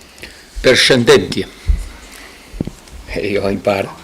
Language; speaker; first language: Italian; non-native, fluent; Portuguese